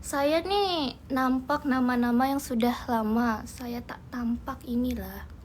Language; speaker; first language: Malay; non-native, learner; Indonesian